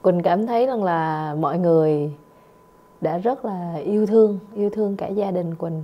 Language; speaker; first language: Vietnamese; native; Vietnamese